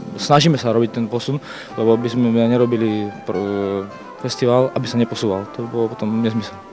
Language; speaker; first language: Slovak; native; Slovak